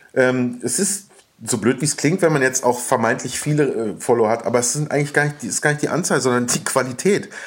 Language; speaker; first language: German; native; German